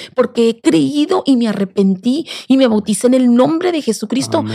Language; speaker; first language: Spanish; native; Spanish